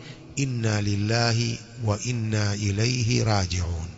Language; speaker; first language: Arabic; non-native, fluent; Swahili